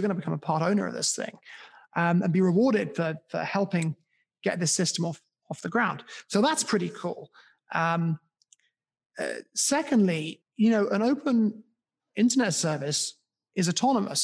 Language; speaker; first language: English; native; English